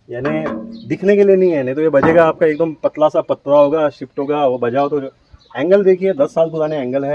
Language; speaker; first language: Hindi; non-native, local second language; Marathi